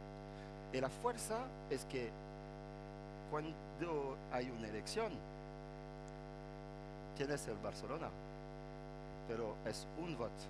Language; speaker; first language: Spanish; non-native, fluent; French